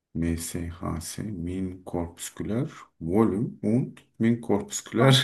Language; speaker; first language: German; non-native, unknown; Turkish